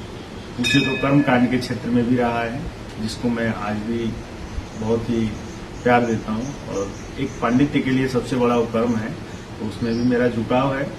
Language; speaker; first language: Hindi; native; Hindi